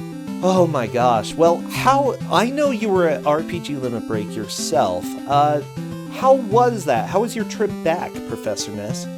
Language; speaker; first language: English; native; English